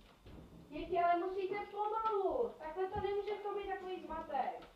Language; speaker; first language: Czech; native; Czech